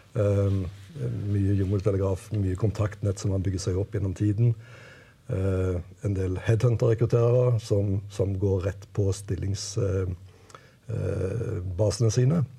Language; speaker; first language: Norwegian; native; Norwegian